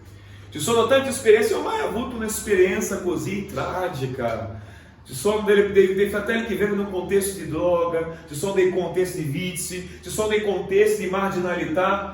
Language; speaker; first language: Italian; non-native, fluent; Portuguese